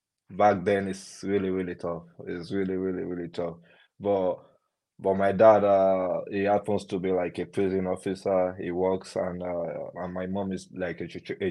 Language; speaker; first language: English; non-native, local second language; Yoruba